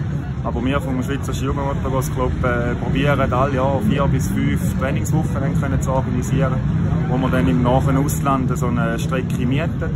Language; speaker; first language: German; native; German